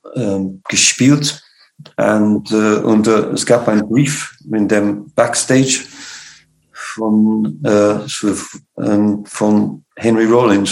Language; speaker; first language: German; non-native, fluent; English